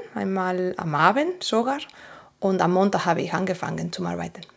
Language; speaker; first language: German; non-native, fluent; Spanish